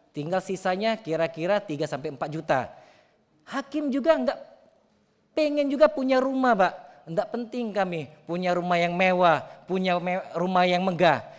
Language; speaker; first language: Indonesian; native; Indonesian